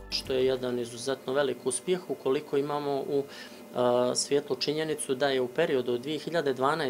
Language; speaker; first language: Serbian; native; Serbian